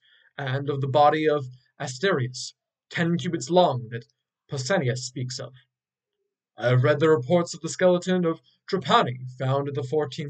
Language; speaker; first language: English; native; English